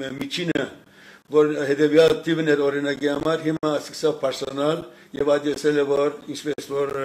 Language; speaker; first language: Armenian; early bilingual, heritage; Armenian